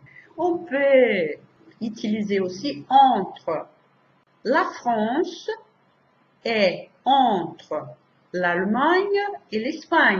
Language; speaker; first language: French; non-native, fluent; Portuguese